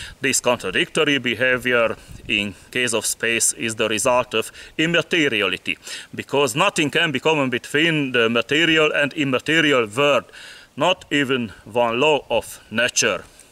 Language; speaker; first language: English; non-native, fluent; Hungarian